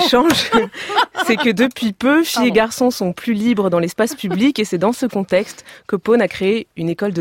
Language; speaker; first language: French; native; French